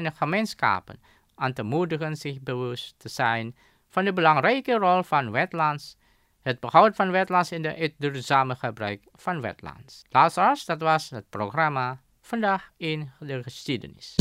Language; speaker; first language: Dutch; non-native, fluent; Indonesian